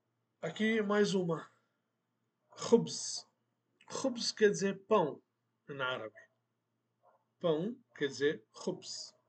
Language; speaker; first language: Portuguese; non-native, fluent; Arabic